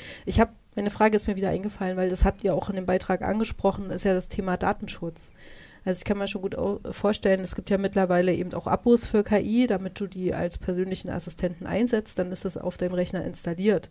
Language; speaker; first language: German; native; German